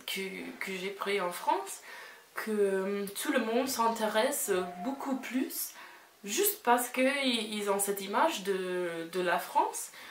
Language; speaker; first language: French; non-native, fluent; English